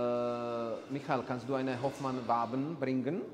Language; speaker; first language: German; non-native, learner; Czech